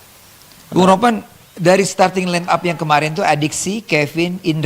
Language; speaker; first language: Indonesian; native; Indonesian